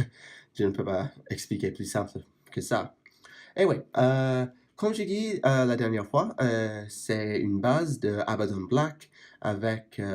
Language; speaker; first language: French; non-native, fluent; English